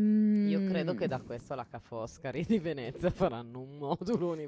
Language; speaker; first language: Italian; native; Italian